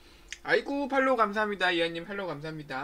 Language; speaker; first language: Korean; native; Korean